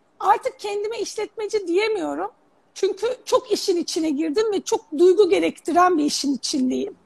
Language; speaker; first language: Turkish; early bilingual, heritage; Turkish